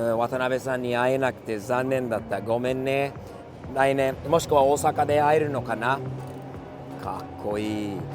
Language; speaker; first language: Japanese; non-native, fluent; English